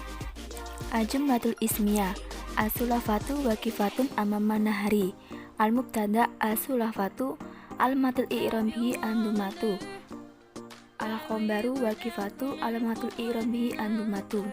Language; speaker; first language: Arabic; non-native, learner; Indonesian